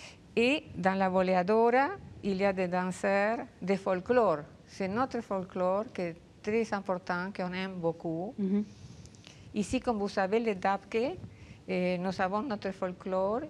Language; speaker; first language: French; non-native, fluent; Spanish